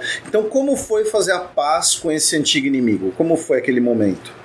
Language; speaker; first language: Portuguese; native; Portuguese